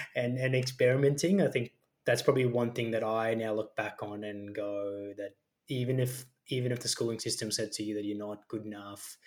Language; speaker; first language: English; early bilingual, other home language; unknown